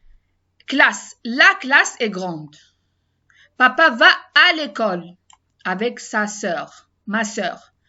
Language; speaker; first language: French; non-native, learner; Arabic